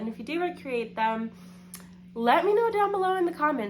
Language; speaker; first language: English; native; English